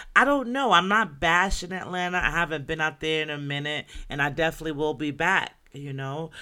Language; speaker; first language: English; native; English